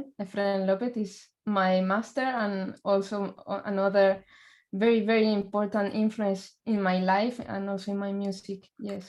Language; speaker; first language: English; non-native, learner; Spanish